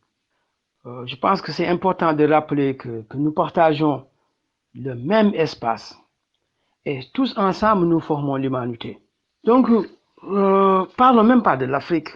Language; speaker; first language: French; non-native, local second language; Wolof